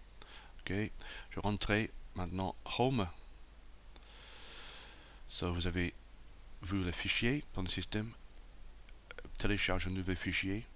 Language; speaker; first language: French; non-native, learner; English